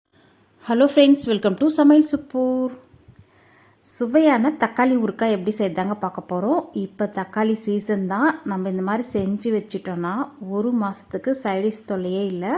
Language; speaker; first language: Tamil; native; Tamil